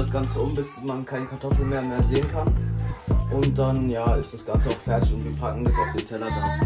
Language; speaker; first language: German; early bilingual, other home language; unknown